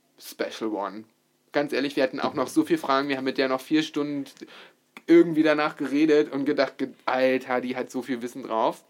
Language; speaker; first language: German; native; German